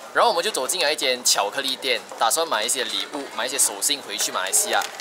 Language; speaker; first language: Chinese; native; Chinese